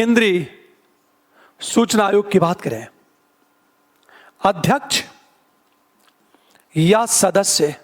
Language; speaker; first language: Hindi; native; Hindi